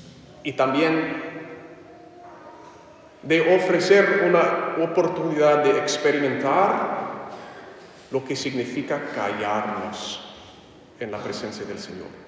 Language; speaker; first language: Spanish; non-native, fluent; English